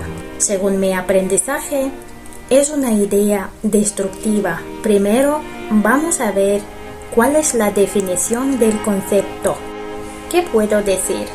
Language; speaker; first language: Spanish; non-native, fluent; Russian